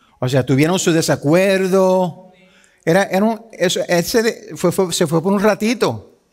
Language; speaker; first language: Spanish; early bilingual, heritage; Spanish